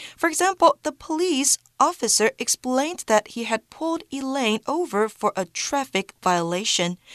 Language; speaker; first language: English; non-native, fluent; Chinese